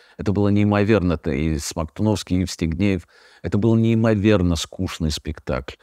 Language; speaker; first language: Russian; native; Russian